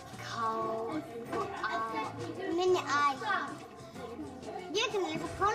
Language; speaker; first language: Icelandic; early bilingual, other home language; Polish